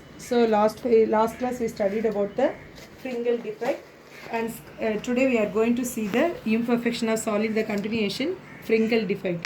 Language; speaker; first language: English; non-native, local second language; Tamil